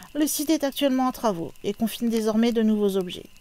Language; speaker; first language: French; native; French